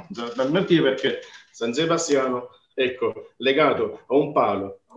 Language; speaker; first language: Italian; native; Italian